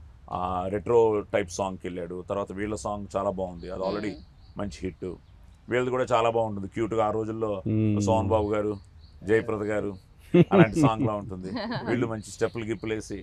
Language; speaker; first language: Telugu; native; Telugu